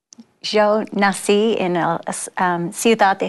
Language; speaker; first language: Spanish; non-native, learner; English